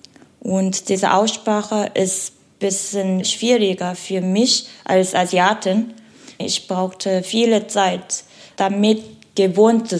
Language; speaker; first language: German; non-native, learner; Korean